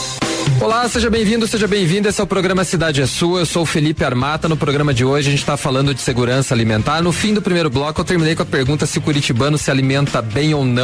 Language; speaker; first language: Portuguese; native; Portuguese